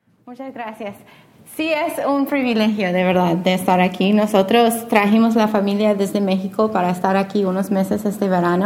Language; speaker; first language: Spanish; non-native, fluent; English